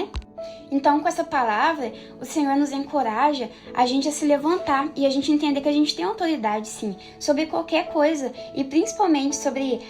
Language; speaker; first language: Portuguese; native; Portuguese